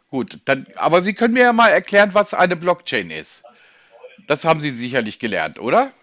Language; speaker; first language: German; native; German